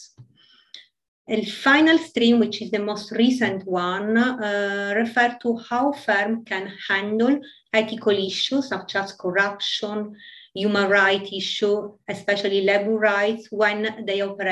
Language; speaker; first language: English; non-native, fluent; Italian